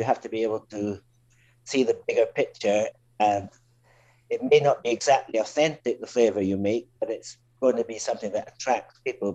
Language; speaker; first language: English; native; English